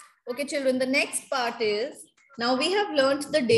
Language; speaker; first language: English; non-native, local second language; Hindi